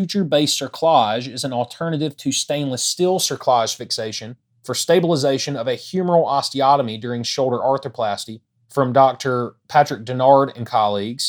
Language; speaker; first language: English; native; English